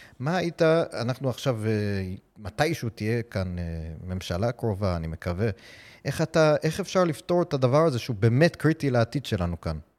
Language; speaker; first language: Hebrew; non-native, fluent; English